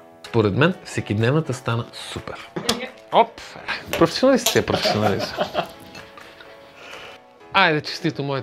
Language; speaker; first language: Bulgarian; native; Bulgarian